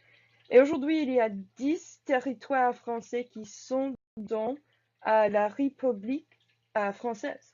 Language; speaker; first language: French; non-native, learner; English